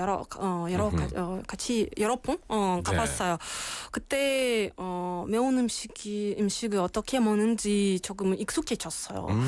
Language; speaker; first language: Korean; non-native, learner; Russian